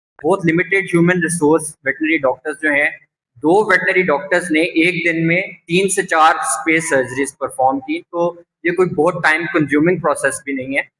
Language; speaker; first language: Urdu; non-native, local second language; Punjabi